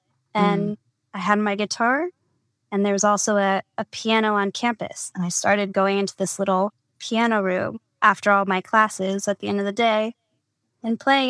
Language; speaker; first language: English; native; English